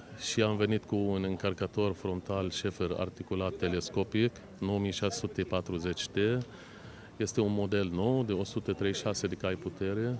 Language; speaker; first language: Romanian; non-native, fluent; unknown